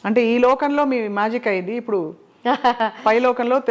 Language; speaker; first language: Telugu; native; Telugu